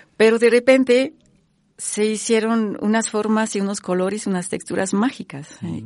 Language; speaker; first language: Spanish; non-native, fluent; French